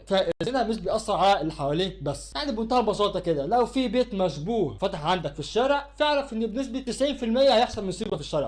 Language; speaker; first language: Arabic; native; Arabic